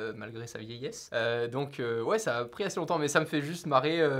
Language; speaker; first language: French; native; French